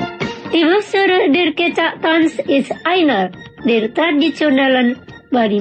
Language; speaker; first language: German; non-native, fluent; Indonesian